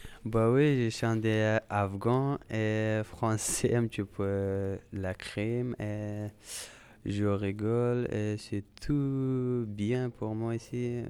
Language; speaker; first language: French; non-native, learner; Persian